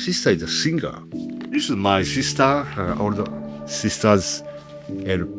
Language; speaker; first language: English; non-native, learner; Japanese